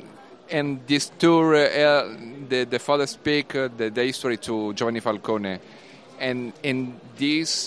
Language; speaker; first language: English; non-native, learner; Italian